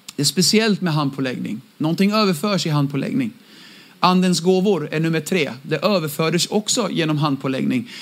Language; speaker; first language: Swedish; early bilingual, other home language; Aramaic